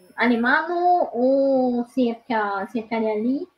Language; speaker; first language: Spanish; non-native, learner; Italian